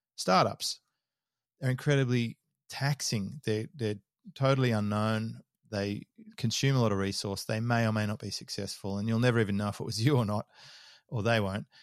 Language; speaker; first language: English; native; English